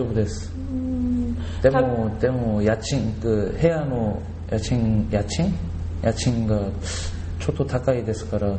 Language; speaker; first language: Japanese; non-native, learner; Korean